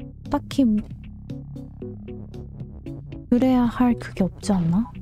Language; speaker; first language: Korean; native; Korean